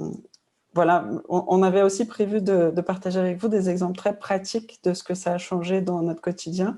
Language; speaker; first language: French; non-native, fluent; Portuguese